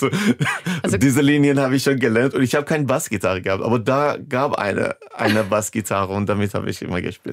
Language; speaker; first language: German; non-native, fluent; Persian